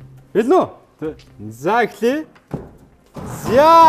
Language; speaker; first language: Mongolian; native; Mongolian